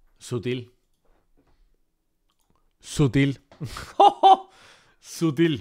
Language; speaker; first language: Spanish; native; Spanish